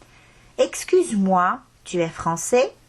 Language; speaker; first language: French; non-native, fluent; Estonian